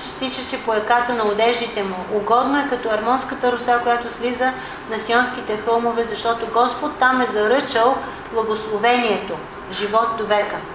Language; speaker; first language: Bulgarian; non-native, fluent; English